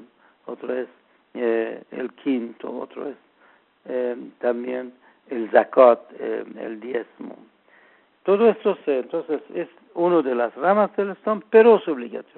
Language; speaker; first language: Spanish; non-native, learner; Persian